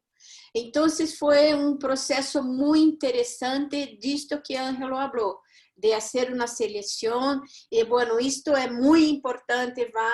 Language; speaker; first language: Spanish; non-native, fluent; Portuguese